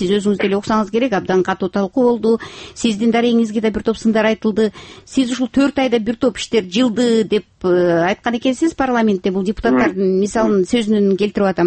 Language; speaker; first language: Kyrgyz; native; Kyrgyz